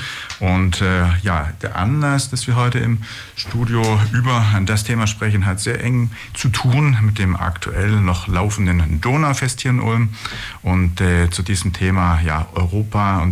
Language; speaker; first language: German; native; German